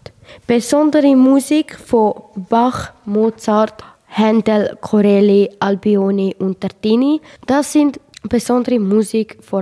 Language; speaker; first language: German; non-native, learner; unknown